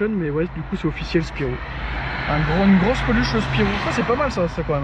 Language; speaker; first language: French; native; French